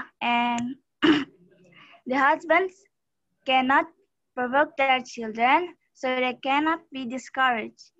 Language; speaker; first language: English; non-native, learner; Indonesian